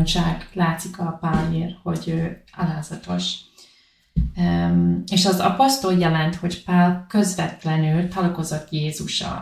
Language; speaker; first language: Hungarian; non-native, learner; English